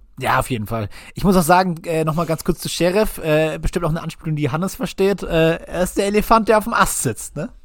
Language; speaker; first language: German; native; German